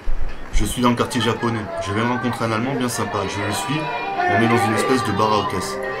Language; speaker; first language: French; native; French